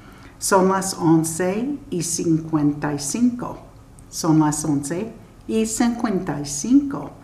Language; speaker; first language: Spanish; non-native, fluent; English